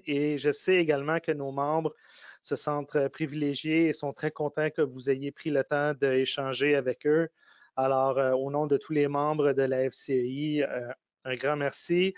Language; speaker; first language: French; native; French